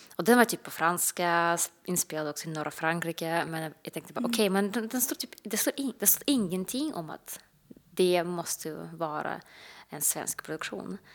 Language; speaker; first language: Swedish; non-native, fluent; Russian